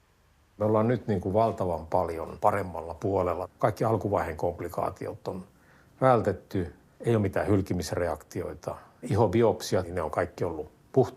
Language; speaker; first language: Finnish; native; Finnish